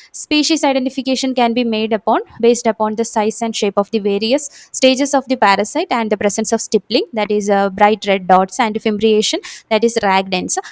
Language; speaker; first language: English; non-native, local second language; Malayalam